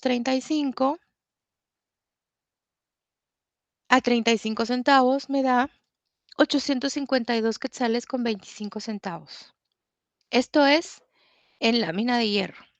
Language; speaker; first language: Spanish; native; Spanish